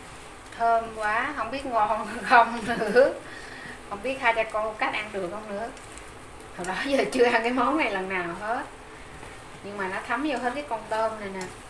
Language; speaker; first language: Vietnamese; native; Vietnamese